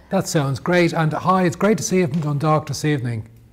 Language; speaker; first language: English; native; English